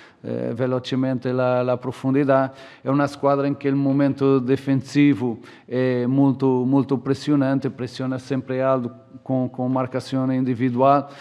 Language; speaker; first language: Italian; non-native, fluent; Portuguese